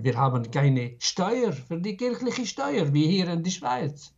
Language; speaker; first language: German; non-native, fluent; Arabic